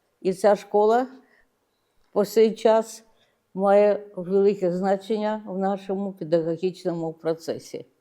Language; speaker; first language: Ukrainian; non-native, local second language; Russian